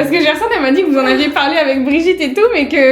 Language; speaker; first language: French; native; French